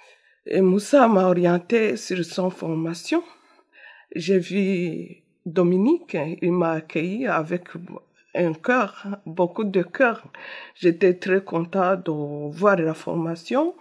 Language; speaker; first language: French; non-native, learner; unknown